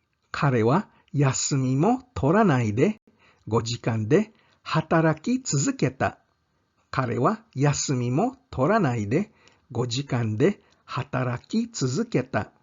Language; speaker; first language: Japanese; non-native, fluent; English